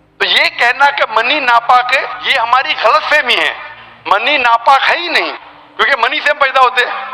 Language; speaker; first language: Urdu; non-native, local second language; Konkani